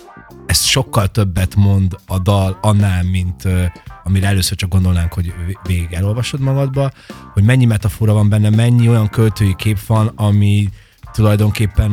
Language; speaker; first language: Hungarian; native; Hungarian